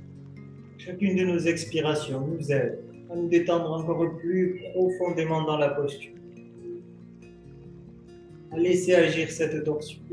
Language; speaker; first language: French; native; French